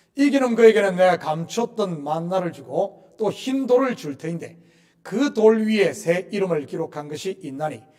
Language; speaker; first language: Korean; native; Korean